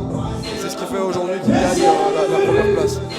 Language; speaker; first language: French; native; French